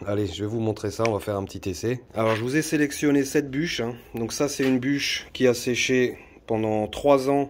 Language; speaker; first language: French; native; French